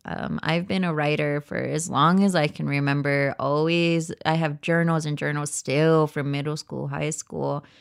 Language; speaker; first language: English; early bilingual, other home language; Spanish